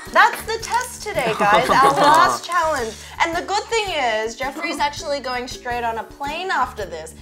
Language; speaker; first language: English; native; English